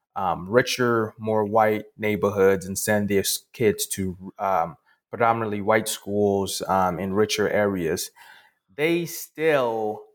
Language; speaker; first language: English; non-native, local second language; Akan